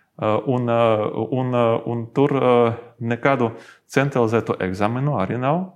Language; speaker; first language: Latvian; non-native, local second language; Russian